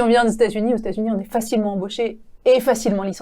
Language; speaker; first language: French; native; French